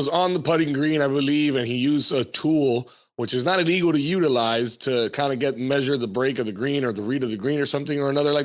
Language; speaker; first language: English; native; English